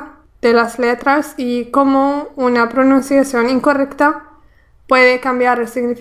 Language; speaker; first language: Spanish; non-native, fluent; Arabic